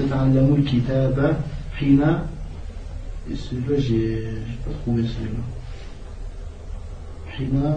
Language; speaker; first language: Arabic; non-native, learner; French